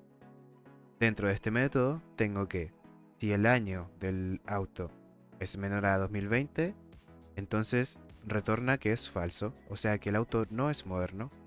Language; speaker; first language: Spanish; native; Spanish